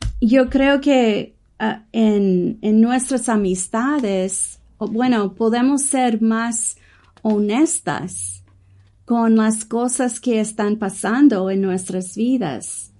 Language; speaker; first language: Spanish; non-native, learner; English